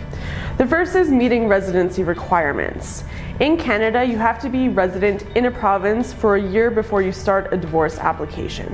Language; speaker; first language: English; native; English